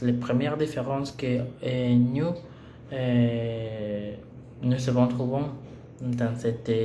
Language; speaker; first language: French; non-native, learner; Spanish